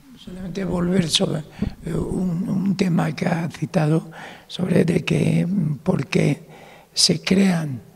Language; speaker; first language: Spanish; non-native, fluent; Arabic